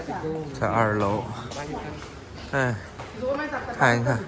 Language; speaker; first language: Chinese; native; Chinese